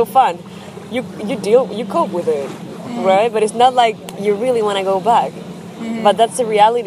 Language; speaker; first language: English; non-native, fluent; Spanish